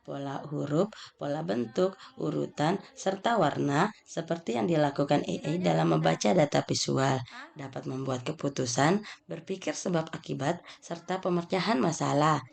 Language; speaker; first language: Indonesian; native; Indonesian